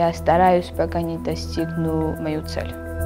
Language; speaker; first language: Russian; non-native, local second language; Georgian